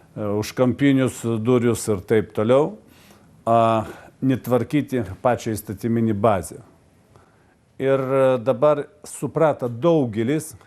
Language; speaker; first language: Lithuanian; non-native, local second language; Russian